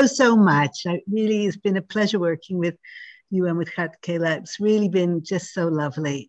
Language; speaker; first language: English; native; English